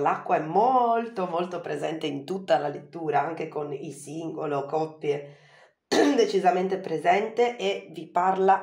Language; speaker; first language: Italian; native; Italian